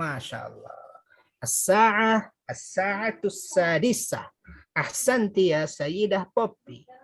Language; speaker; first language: Arabic; non-native, fluent; Indonesian